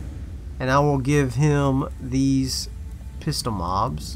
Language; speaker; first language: English; native; English